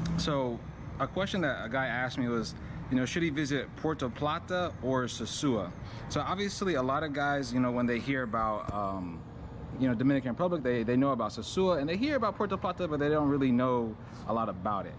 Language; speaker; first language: English; native; English